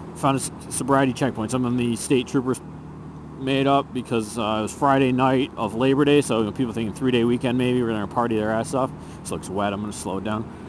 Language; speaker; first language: English; native; English